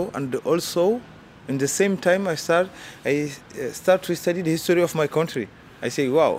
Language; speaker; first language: English; non-native, learner; Arabic